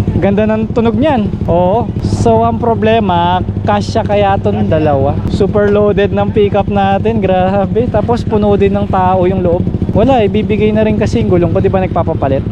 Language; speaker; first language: Filipino; non-native, local second language; Pampanga